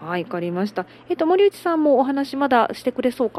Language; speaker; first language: Japanese; native; Japanese